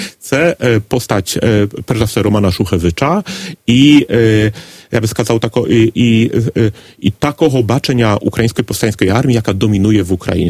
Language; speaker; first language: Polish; non-native, learner; Ukrainian